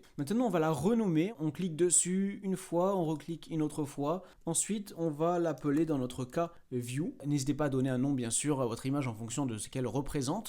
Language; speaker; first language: French; native; French